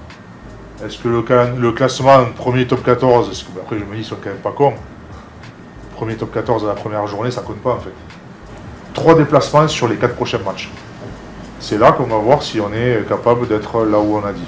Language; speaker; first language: French; native; French